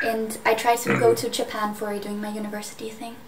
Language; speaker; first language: English; non-native, fluent; German